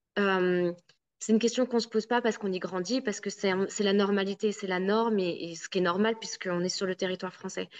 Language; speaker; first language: French; native; French